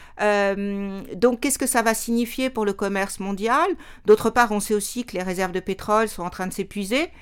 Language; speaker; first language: French; native; French